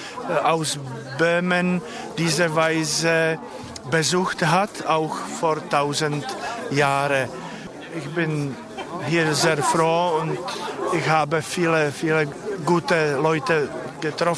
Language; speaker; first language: German; non-native, fluent; Czech